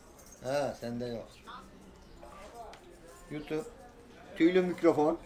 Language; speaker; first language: Turkish; native; Turkish